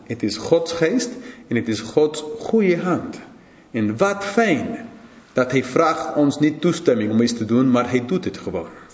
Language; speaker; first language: Dutch; non-native, fluent; English